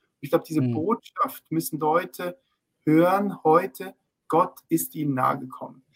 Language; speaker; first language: German; early bilingual, heritage; German